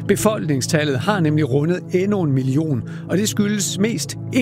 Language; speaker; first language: Danish; native; Danish